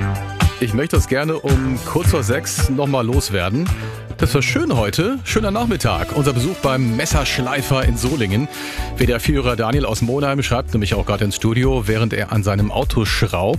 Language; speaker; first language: German; native; German